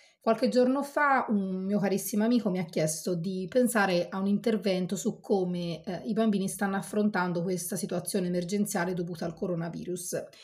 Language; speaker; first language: Italian; native; Italian